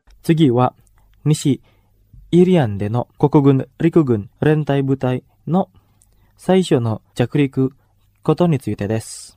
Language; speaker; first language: Japanese; non-native, learner; Indonesian